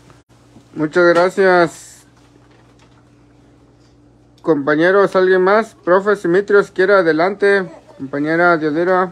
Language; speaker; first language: Spanish; native; Spanish